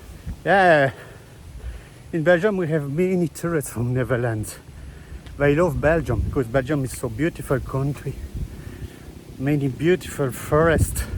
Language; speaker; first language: English; non-native, learner; French